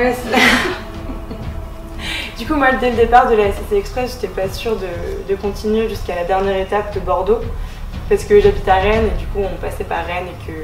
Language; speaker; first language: French; native; French